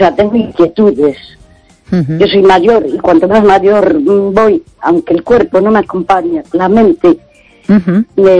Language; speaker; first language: Spanish; native; Spanish